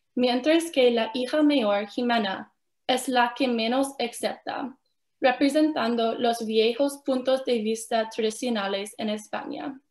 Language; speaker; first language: Spanish; non-native, fluent; English